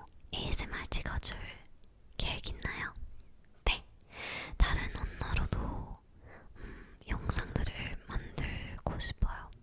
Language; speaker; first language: Korean; non-native, learner; English